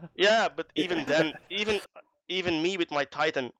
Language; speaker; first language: English; non-native, fluent; Dutch